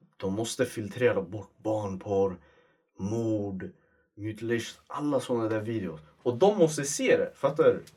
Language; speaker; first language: Swedish; early bilingual, other home language; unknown